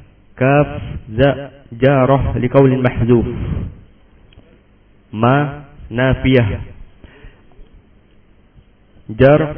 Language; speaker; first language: Arabic; non-native, learner; Indonesian